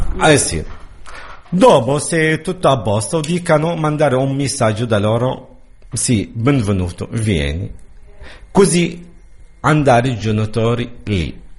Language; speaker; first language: Italian; non-native, learner; Arabic